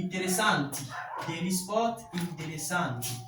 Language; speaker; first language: Italian; non-native, fluent; French